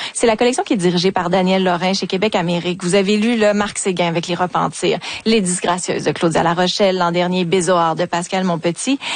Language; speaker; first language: French; native; French